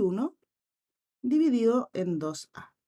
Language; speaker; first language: Spanish; native; Spanish